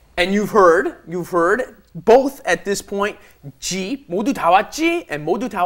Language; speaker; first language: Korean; non-native, fluent; English